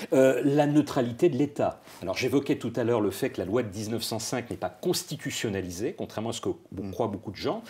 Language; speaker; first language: French; native; French